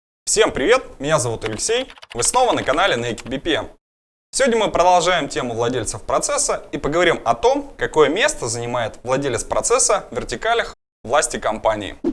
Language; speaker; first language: Russian; native; Russian